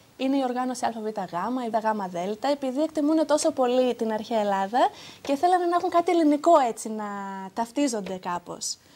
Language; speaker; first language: Greek; early bilingual, heritage; Greek